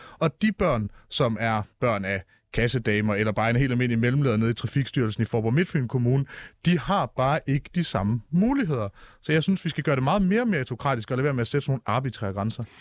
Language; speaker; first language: Danish; native; Danish